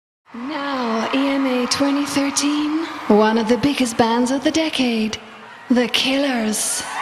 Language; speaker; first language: English; non-native, fluent; Dutch